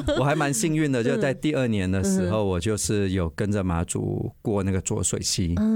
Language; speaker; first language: Chinese; native; Chinese